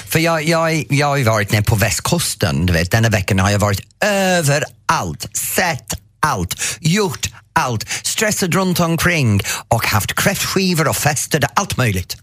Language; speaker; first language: Swedish; non-native, fluent; English